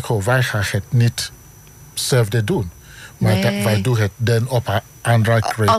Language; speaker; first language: Dutch; non-native, fluent; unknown